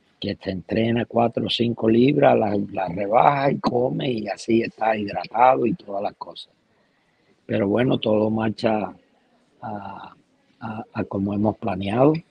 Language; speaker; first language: Spanish; native; Spanish